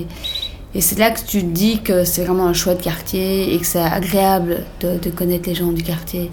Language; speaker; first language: French; native; French